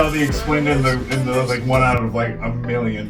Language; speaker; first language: English; native; English